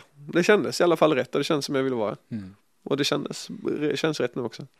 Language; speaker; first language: Swedish; native; Swedish